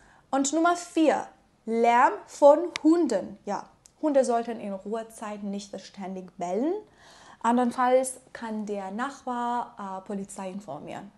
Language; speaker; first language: German; non-native, fluent; Persian